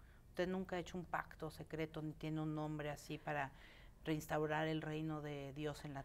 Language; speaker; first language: Spanish; native; Spanish